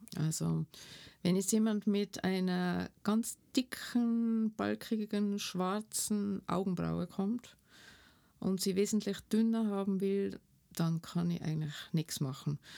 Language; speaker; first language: German; native; German